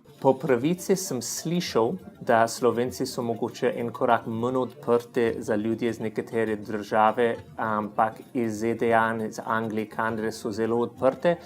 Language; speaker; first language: Slovenian; non-native, learner; English